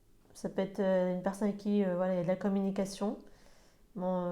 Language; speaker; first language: French; native; French